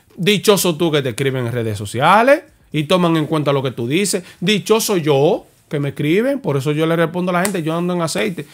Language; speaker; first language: Spanish; native; Spanish